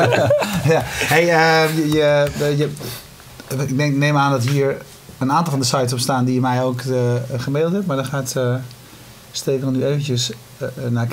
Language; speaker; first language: Dutch; native; Dutch